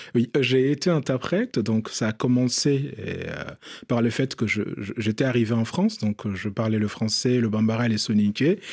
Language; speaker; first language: French; non-native, local second language; Bambara